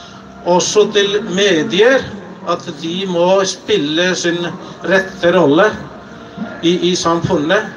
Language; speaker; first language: Norwegian; non-native, fluent; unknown